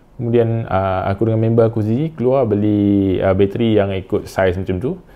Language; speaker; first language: Malay; native; Malay